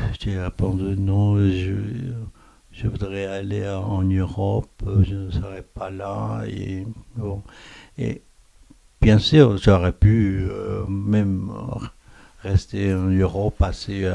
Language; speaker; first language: French; non-native, fluent; Korean